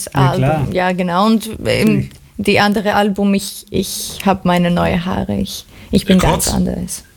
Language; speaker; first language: German; non-native, learner; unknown